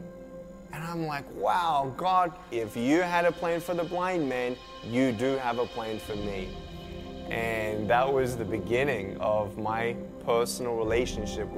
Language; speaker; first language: English; native; English